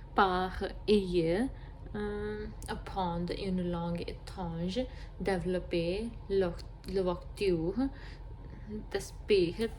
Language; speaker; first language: French; non-native, learner; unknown